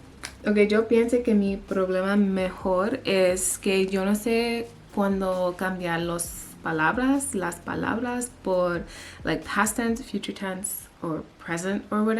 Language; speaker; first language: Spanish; early bilingual, heritage; English